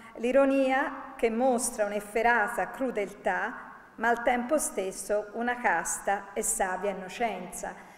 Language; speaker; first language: Italian; native; Italian